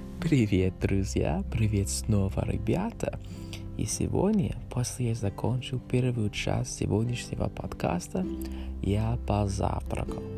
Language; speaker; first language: Russian; non-native, learner; English